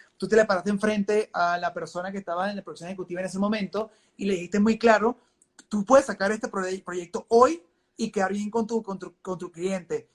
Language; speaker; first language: Spanish; native; Spanish